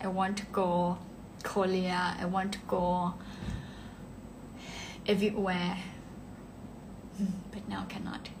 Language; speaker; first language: English; non-native, learner; Thai